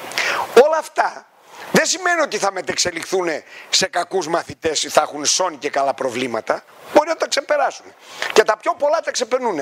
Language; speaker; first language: Greek; native; Greek